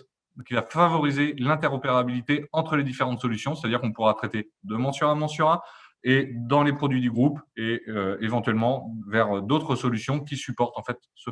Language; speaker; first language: French; native; French